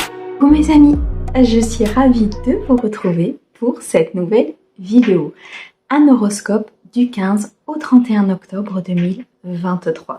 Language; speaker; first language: French; native; French